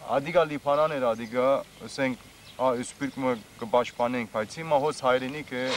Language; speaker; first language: Armenian; early bilingual, heritage; Armenian